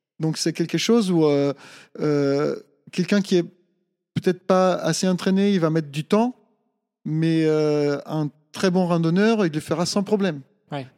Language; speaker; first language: French; non-native, fluent; Italian